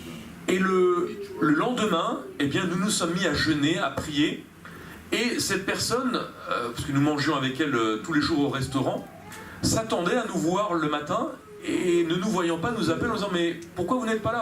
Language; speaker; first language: French; native; French